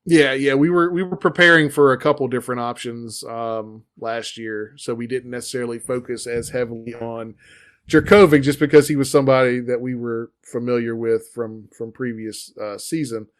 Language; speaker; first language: English; native; English